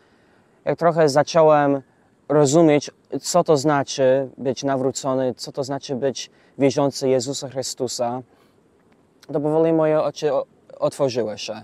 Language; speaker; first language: Polish; early bilingual, heritage; English